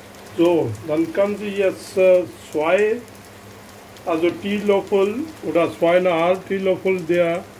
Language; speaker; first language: German; non-native, learner; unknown